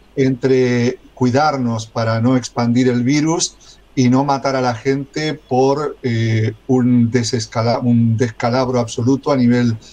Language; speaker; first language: Spanish; native; Spanish